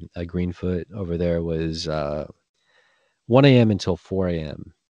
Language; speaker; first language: English; native; English